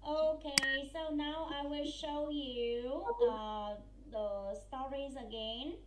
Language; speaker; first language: English; non-native, fluent; Vietnamese